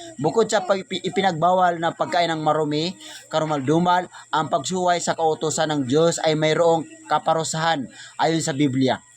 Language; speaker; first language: Filipino; non-native, local second language; Maranao